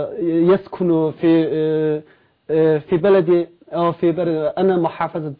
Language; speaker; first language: Arabic; non-native, learner; Chinese